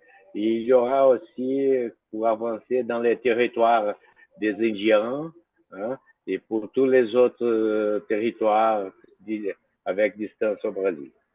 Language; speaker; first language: French; non-native, fluent; Portuguese